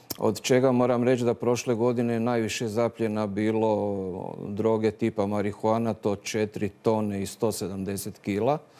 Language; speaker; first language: Croatian; native; Croatian